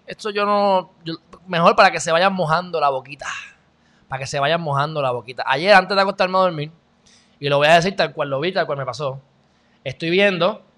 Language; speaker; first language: Spanish; native; Spanish